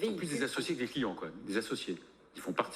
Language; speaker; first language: French; native; French